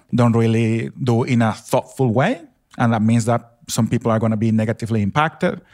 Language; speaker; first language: English; non-native, fluent; Spanish